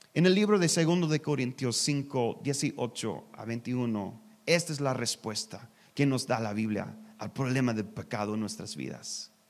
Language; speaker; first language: Spanish; non-native, learner; English